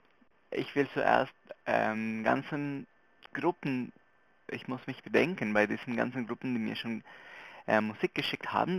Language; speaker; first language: German; non-native, fluent; Spanish